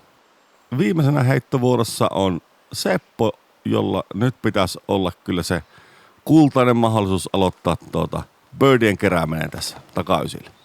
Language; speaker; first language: Finnish; native; Finnish